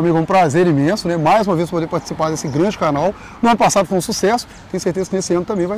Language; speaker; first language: Portuguese; native; Portuguese